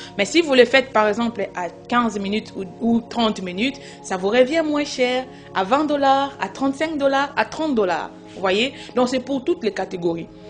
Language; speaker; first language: French; non-native, local second language; Lingala